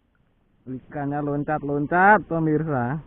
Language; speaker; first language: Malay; non-native, local second language; Javanese